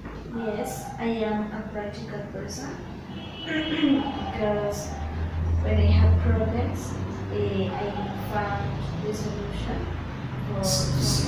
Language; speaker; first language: English; non-native, learner; Spanish